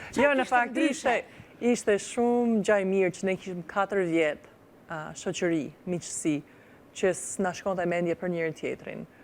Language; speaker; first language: Albanian; non-native, fluent; English